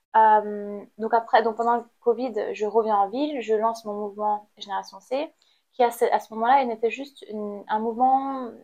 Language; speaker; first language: French; non-native, fluent; Khmer